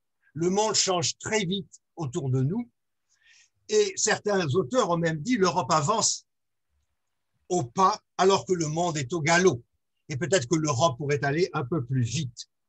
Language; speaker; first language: French; native; French